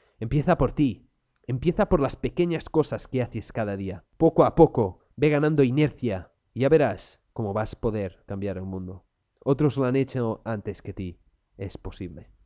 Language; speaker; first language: Spanish; non-native, local second language; Catalan